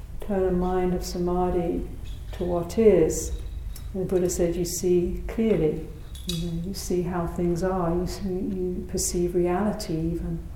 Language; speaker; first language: English; native; English